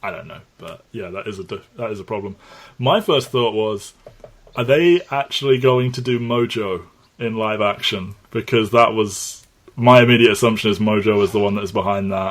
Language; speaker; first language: English; native; English